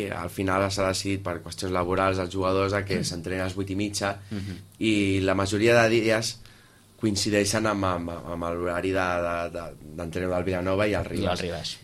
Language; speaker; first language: Catalan; native; Catalan